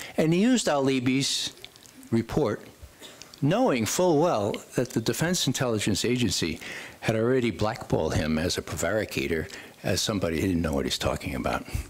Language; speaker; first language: English; native; English